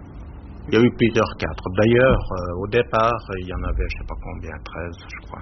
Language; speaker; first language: French; native; French